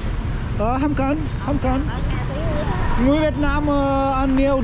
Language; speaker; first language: Vietnamese; non-native, learner; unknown